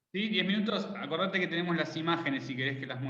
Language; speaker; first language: Spanish; native; Spanish